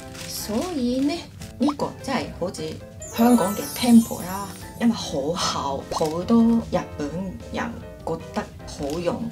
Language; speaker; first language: Cantonese; non-native, fluent; Japanese